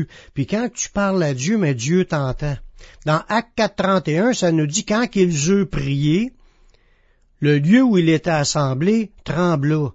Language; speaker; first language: French; native; French